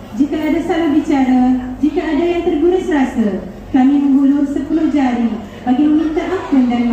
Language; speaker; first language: Malay; native; Malay